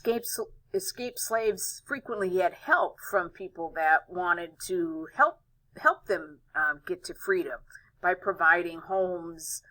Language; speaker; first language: English; native; English